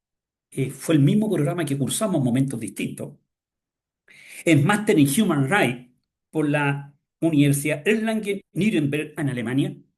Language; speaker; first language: Spanish; native; Spanish